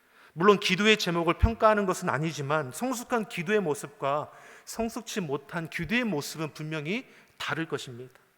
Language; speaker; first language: Korean; native; Korean